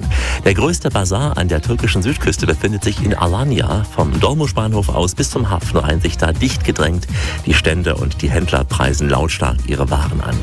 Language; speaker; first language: German; native; German